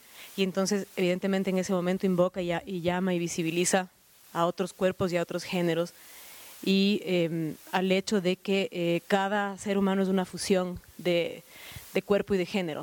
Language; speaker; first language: Spanish; native; Spanish